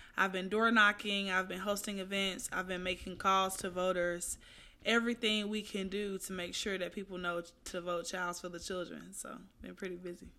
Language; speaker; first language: English; native; English